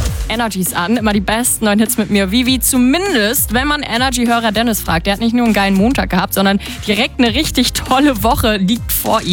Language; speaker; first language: German; native; German